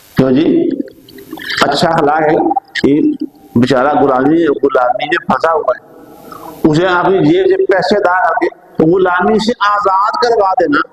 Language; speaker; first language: Urdu; non-native, local second language; Punjabi